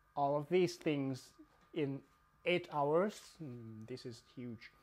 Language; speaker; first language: English; non-native, fluent; Thai